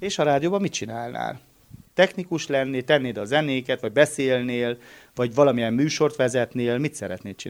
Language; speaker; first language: Hungarian; native; Hungarian